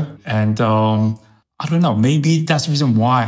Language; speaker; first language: English; early bilingual, other home language; Chinese